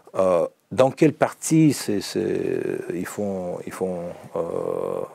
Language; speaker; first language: French; non-native, fluent; Russian